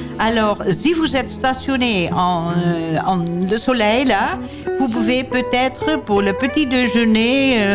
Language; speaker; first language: French; non-native, learner; Dutch